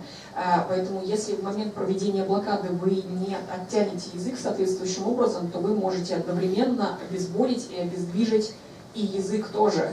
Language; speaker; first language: Russian; native; Russian